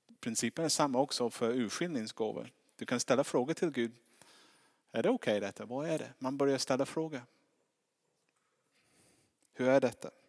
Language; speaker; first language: Swedish; non-native, fluent; English